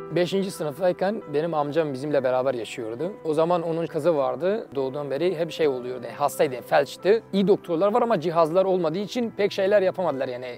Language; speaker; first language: Turkish; non-native, fluent; Persian